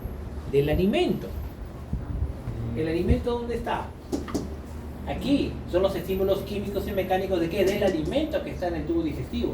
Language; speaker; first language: Spanish; native; Spanish